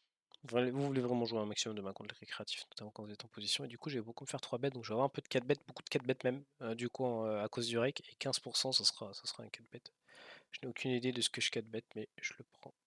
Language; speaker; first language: French; native; French